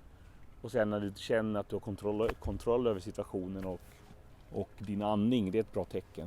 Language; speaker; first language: Swedish; native; Swedish